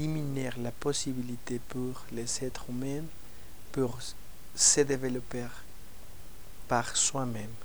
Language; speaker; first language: French; non-native, learner; Spanish